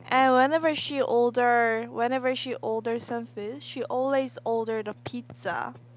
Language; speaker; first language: English; non-native, learner; Korean